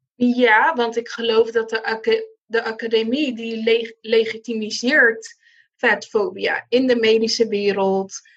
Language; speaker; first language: Dutch; non-native, local second language; Papiamento